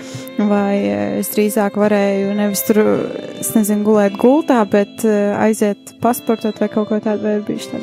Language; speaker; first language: Latvian; native; Latvian